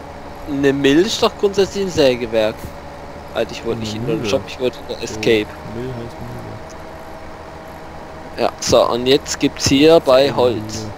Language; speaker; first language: German; native; German